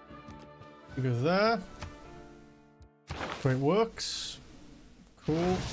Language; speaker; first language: English; native; English